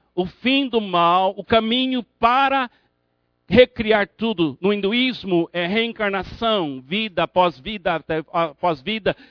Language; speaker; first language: Portuguese; non-native, fluent; English